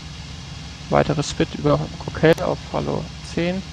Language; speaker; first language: German; native; German